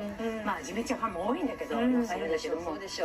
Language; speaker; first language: Japanese; native; Japanese